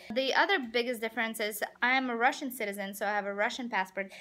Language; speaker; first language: English; non-native, fluent; Russian